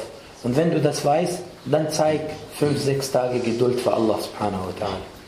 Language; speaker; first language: German; non-native, fluent; Arabic